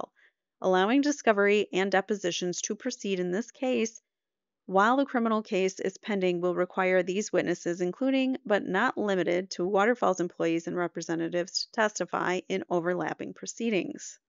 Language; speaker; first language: English; native; English